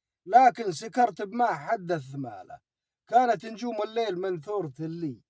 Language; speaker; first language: Arabic; native; Arabic